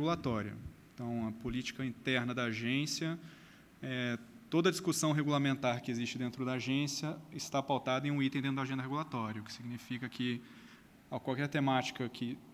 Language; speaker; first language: Portuguese; native; Portuguese